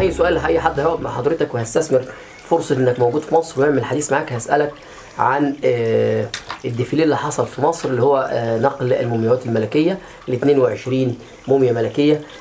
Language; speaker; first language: Arabic; native; Arabic